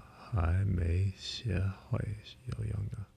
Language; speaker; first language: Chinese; non-native, learner; English